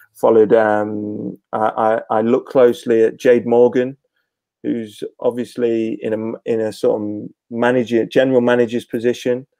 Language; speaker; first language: English; native; English